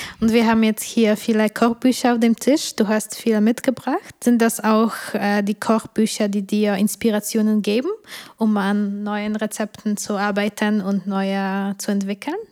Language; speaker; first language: German; non-native, fluent; Polish